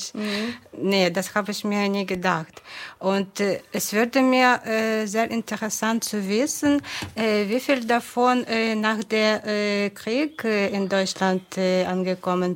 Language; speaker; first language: German; non-native, fluent; Ukrainian